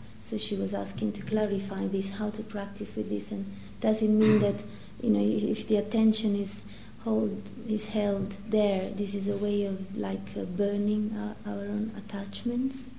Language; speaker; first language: English; non-native, fluent; Italian